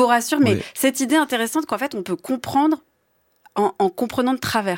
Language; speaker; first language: French; native; French